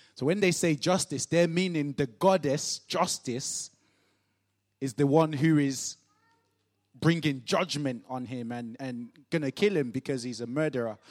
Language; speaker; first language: English; non-native, local second language; Yoruba